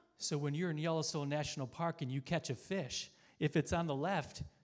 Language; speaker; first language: English; native; English